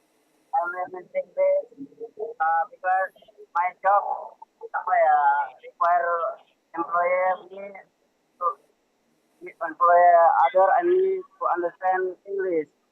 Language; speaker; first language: English; non-native, learner; Indonesian